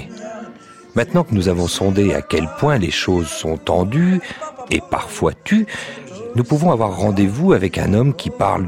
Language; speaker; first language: French; native; French